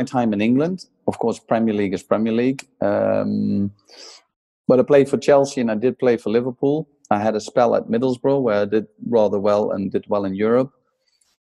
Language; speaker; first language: English; non-native, fluent; Dutch